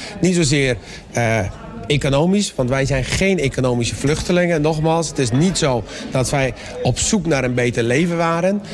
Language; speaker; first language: Dutch; early bilingual, other home language; Persian